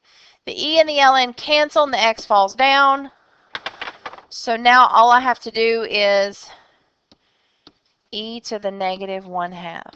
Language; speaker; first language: English; native; English